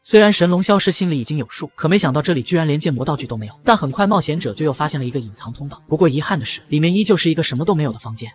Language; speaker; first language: Chinese; native; Chinese